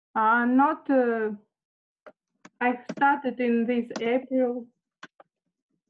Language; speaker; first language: English; non-native, learner; Russian